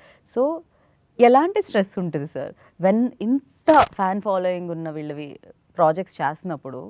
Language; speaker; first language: Telugu; native; Telugu